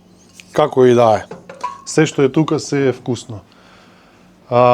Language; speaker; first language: Macedonian; native; Macedonian